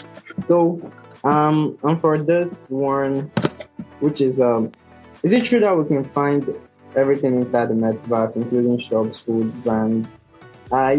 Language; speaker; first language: English; non-native, local second language; Yoruba